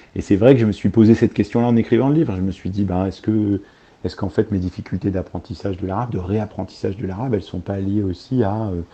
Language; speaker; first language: French; early bilingual, other home language; Arabic